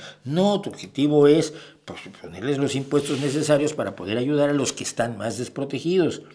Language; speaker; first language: Spanish; native; Spanish